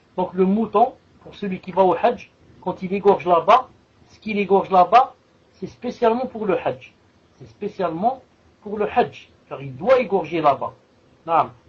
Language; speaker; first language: French; non-native, local second language; Arabic